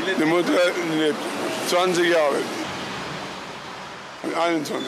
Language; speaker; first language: German; non-native, learner; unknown